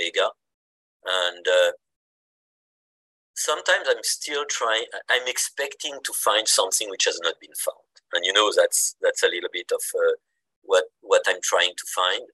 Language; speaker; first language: English; non-native, fluent; French